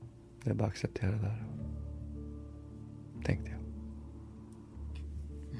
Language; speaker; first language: Swedish; early bilingual, other home language; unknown